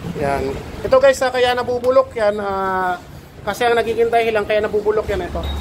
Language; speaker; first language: Filipino; native; Filipino